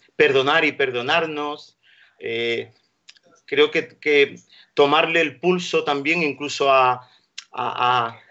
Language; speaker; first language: Spanish; native; Spanish